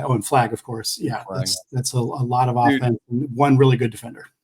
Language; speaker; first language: English; native; English